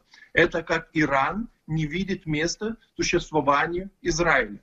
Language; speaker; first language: Russian; non-native, fluent; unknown